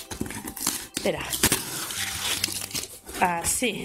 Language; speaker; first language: Spanish; native; Spanish